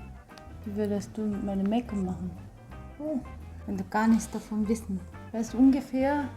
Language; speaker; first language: German; non-native, learner; Korean